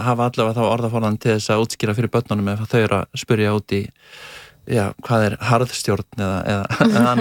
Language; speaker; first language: Icelandic; native; Icelandic